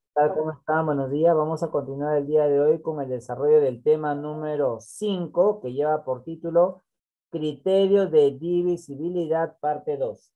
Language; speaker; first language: Spanish; native; Spanish